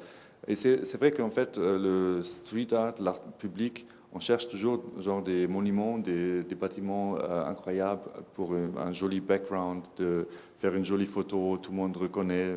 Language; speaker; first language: French; non-native, fluent; German